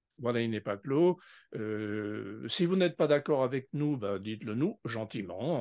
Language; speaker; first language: French; native; French